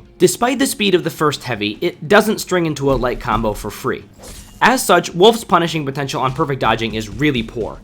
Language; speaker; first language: English; native; English